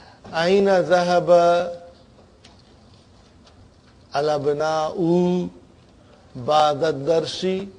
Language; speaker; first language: Arabic; non-native, fluent; English